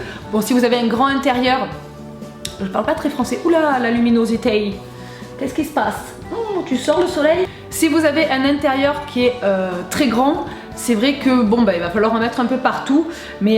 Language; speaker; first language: French; native; French